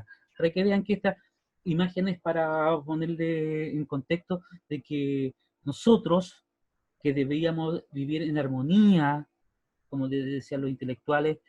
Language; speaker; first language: Spanish; native; Spanish